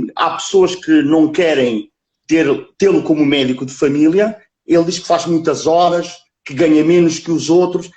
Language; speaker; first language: Portuguese; early bilingual, other home language; Kabuverdianu